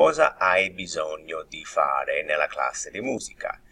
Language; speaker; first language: Italian; non-native, fluent; English